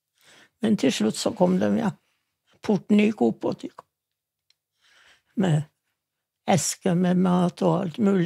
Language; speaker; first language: Norwegian; non-native, fluent; Yiddish